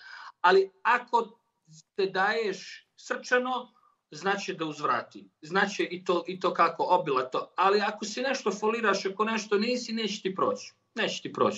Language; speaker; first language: Serbian; native; Serbian